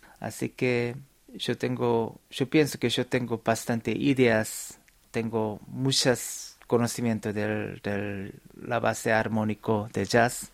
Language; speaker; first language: Spanish; non-native, fluent; Korean